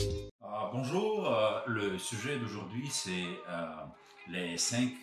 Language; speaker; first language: French; non-native, fluent; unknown